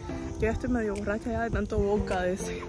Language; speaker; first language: Spanish; native; Spanish